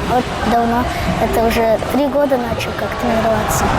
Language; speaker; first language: Russian; non-native, local second language; Ingush